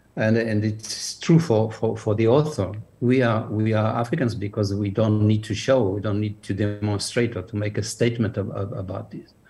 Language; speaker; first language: English; non-native, fluent; Portuguese